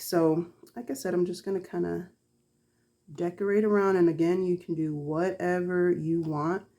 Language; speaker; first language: English; native; English